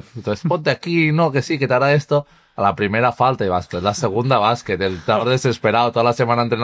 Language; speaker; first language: Spanish; native; Spanish